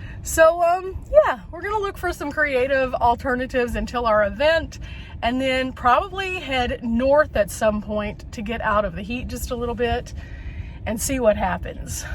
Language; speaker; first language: English; native; English